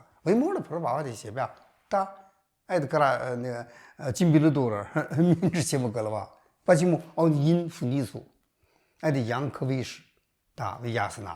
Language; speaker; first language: Russian; non-native, learner; Chinese